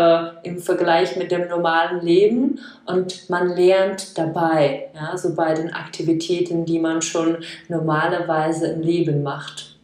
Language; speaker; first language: German; non-native, fluent; Czech